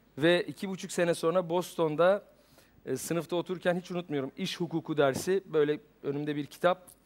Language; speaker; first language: Turkish; native; Turkish